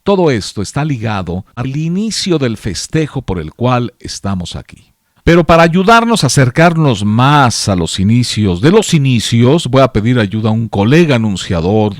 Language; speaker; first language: Spanish; native; Spanish